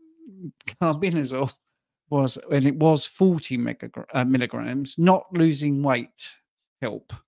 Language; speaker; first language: English; native; English